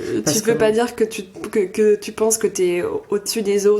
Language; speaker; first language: French; native; French